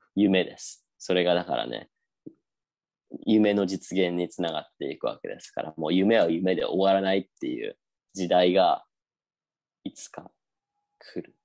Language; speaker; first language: Japanese; native; Japanese